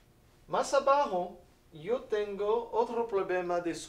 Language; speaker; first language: Spanish; non-native, fluent; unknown